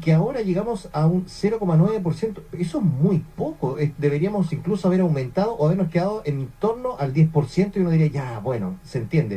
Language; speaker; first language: Spanish; native; Spanish